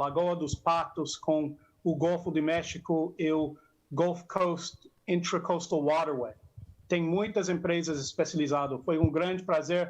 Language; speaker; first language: Portuguese; non-native, fluent; English